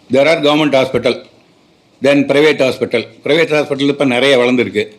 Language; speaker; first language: Tamil; native; Tamil